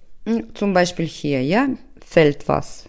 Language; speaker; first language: German; non-native, learner; Russian